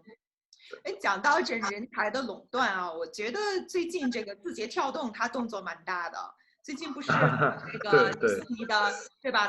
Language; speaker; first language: Chinese; native; Chinese